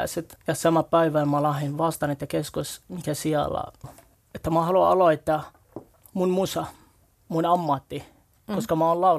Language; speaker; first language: Finnish; non-native, learner; Arabic